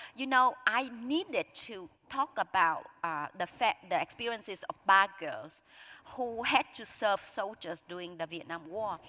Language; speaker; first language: English; non-native, fluent; Vietnamese